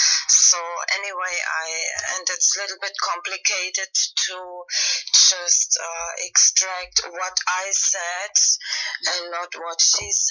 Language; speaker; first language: English; non-native, fluent; German